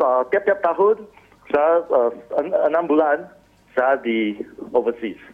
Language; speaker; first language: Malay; non-native, local second language; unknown